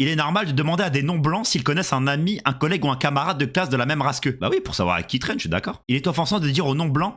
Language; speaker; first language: French; native; French